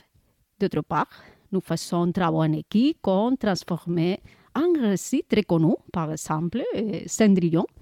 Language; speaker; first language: French; non-native, learner; Spanish